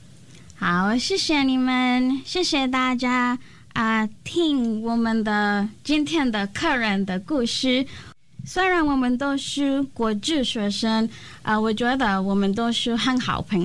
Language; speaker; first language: Chinese; non-native, fluent; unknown